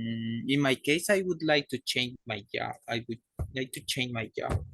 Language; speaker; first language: English; non-native, learner; Spanish